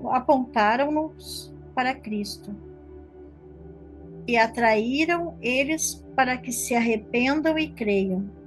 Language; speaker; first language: Portuguese; native; Portuguese